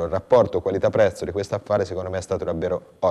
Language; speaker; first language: Italian; native; Italian